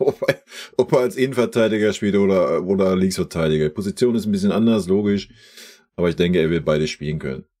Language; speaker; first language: German; native; German